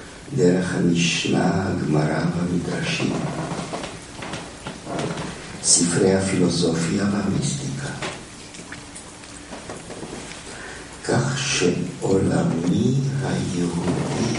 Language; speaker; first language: Hebrew; non-native, fluent; German